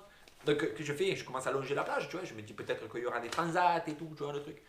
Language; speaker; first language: French; native; French